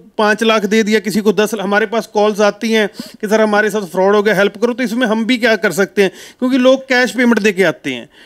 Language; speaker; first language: Hindi; non-native, local second language; Punjabi